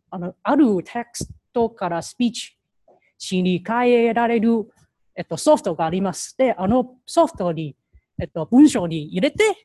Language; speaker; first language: Japanese; non-native, learner; Chinese